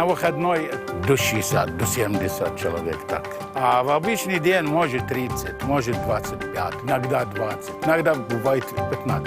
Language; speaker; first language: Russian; non-native, learner; Arabic